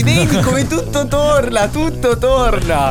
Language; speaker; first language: Italian; native; Italian